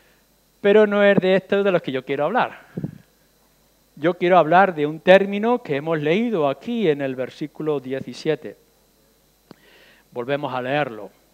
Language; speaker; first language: Spanish; native; Spanish